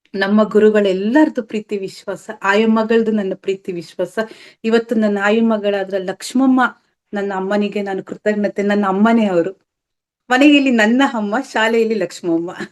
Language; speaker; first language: Kannada; native; Kannada